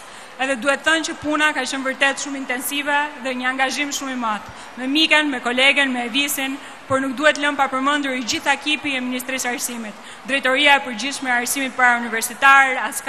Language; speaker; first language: Albanian; native; Albanian